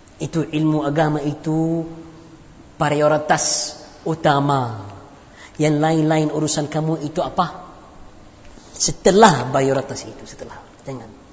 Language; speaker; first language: Indonesian; non-native, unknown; Arabic